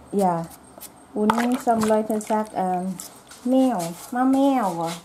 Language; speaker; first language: German; non-native, learner; Thai